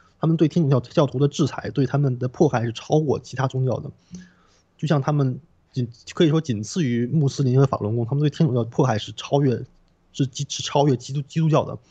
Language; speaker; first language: Chinese; non-native, local second language; Korean